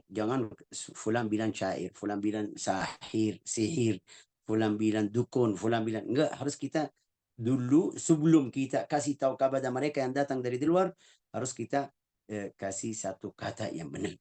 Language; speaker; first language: Indonesian; non-native, fluent; Arabic